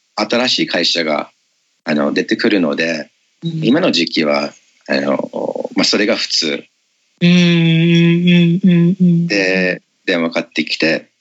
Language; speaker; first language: Japanese; non-native, fluent; English